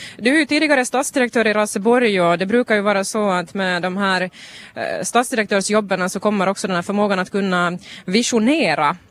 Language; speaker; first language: Swedish; native; Swedish